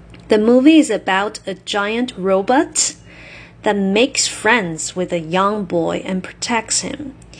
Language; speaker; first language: English; non-native, fluent; Chinese